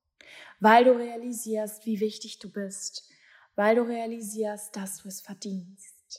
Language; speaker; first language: German; native; German